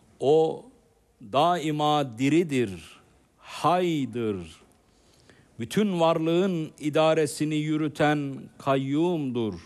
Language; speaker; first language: Turkish; native; Turkish